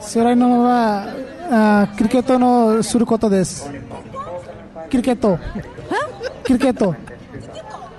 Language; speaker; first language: Japanese; non-native, learner; Nepali